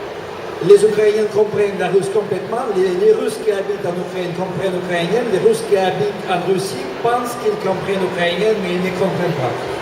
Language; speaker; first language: French; non-native, fluent; Russian